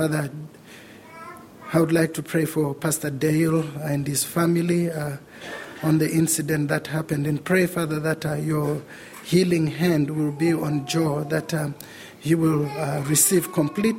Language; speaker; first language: English; non-native, local second language; Shona